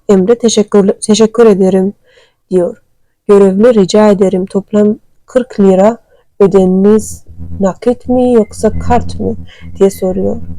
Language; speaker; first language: Turkish; non-native, learner; Turkmen